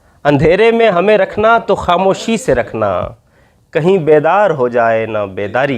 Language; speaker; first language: Urdu; native; Urdu